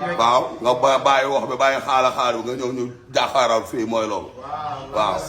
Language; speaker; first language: Wolof; native; Wolof